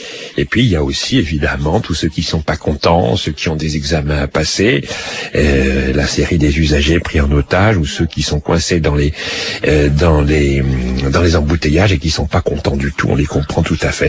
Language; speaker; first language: French; native; French